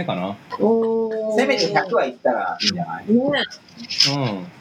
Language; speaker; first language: Japanese; native; Japanese